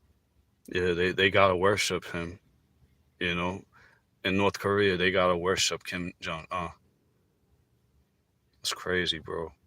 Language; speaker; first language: English; native; English